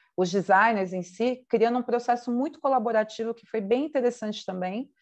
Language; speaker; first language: Portuguese; native; Portuguese